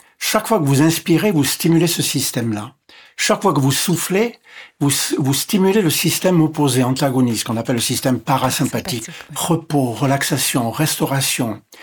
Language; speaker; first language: French; non-native, local second language; English